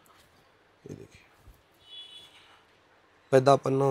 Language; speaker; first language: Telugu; non-native, local second language; Hindi